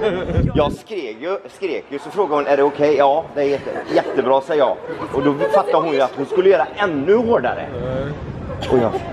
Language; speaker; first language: Swedish; native; Swedish